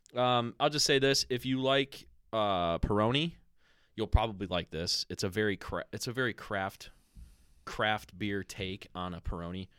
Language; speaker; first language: English; early bilingual, other home language; Italian